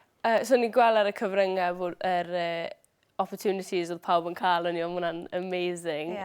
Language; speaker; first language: Welsh; native; Welsh